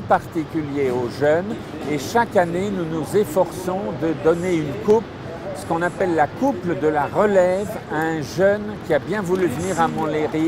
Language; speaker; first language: French; native; French